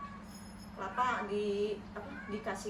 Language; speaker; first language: Indonesian; native; Indonesian